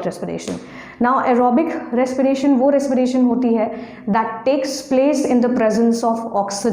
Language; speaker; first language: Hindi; native; Hindi